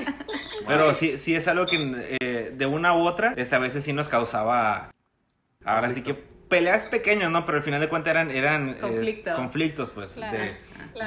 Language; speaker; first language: Spanish; native; Spanish